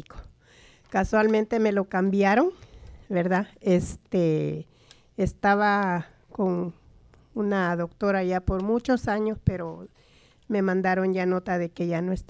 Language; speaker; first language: Spanish; native; Spanish